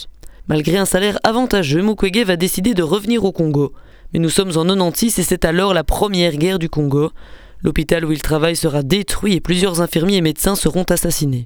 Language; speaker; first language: French; native; French